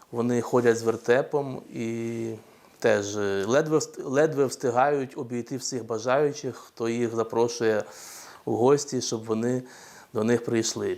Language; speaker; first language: Ukrainian; native; Ukrainian